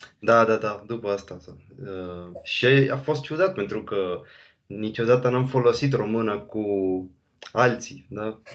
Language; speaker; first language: Romanian; non-native, fluent; Spanish